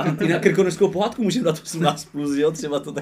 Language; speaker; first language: Czech; native; Czech